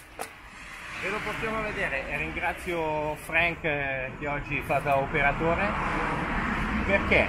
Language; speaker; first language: Italian; native; Italian